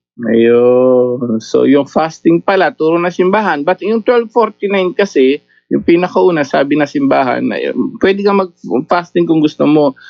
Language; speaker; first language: Filipino; native; Filipino